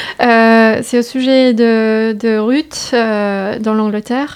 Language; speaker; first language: French; non-native, learner; English